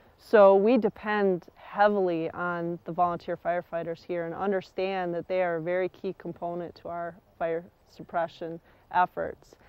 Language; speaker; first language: English; native; English